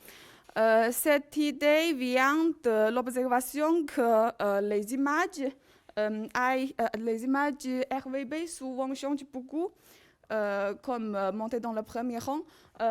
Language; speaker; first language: French; non-native, learner; Chinese